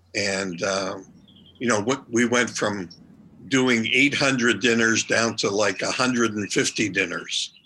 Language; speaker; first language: English; native; English